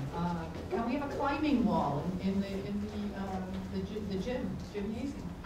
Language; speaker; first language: English; native; English